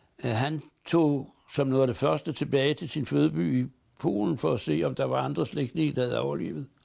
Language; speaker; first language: Danish; native; Danish